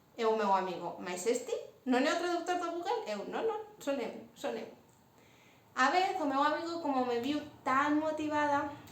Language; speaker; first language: Galician; non-native, local second language; Spanish